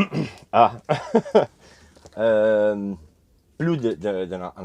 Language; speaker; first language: French; non-native, learner; Italian